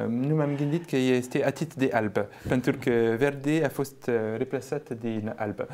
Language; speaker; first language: Romanian; non-native, fluent; French